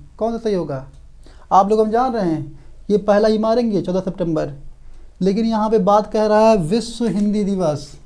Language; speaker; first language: Hindi; native; Hindi